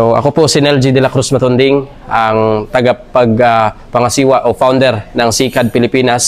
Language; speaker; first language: Filipino; native; Filipino